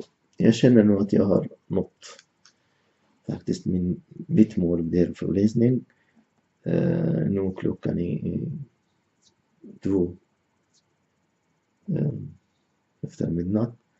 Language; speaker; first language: Swedish; non-native, fluent; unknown